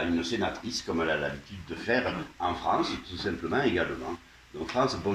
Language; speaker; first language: French; native; French